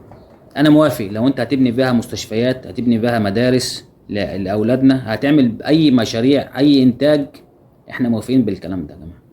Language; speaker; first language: Arabic; native; Arabic